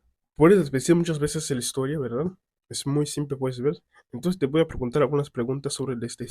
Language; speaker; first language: Spanish; non-native, fluent; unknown